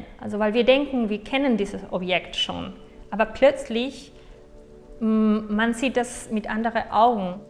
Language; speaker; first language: German; non-native, fluent; Spanish